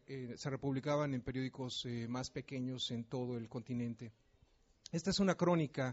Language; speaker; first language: Spanish; native; Spanish